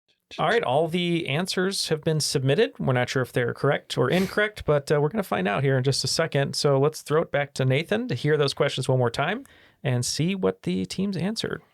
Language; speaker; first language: English; native; English